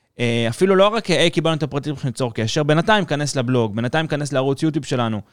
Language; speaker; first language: Hebrew; native; Hebrew